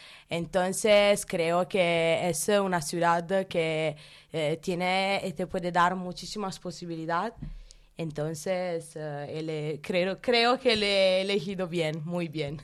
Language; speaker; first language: Spanish; non-native, learner; Italian